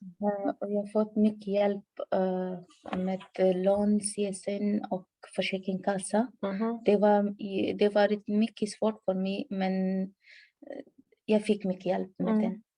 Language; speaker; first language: Swedish; non-native, learner; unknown